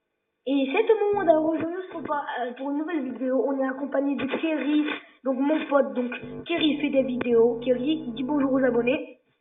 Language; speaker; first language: French; native; French